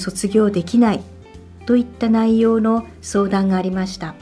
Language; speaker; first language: Japanese; native; Japanese